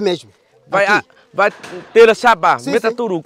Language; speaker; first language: Portuguese; non-native, learner; Vietnamese